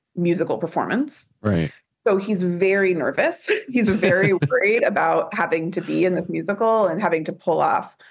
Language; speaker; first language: English; native; English